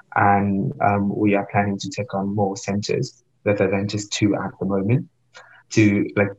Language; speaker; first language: English; non-native, fluent; Vietnamese